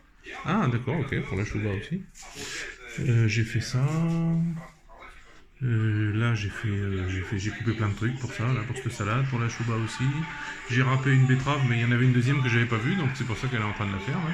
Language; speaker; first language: French; native; French